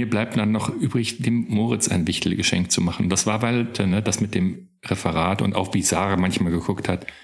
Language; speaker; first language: German; native; German